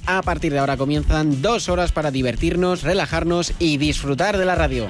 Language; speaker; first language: Spanish; native; Spanish